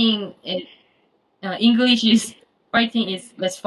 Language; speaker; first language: English; non-native, fluent; Korean